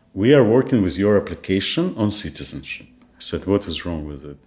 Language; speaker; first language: English; non-native, fluent; Kazakh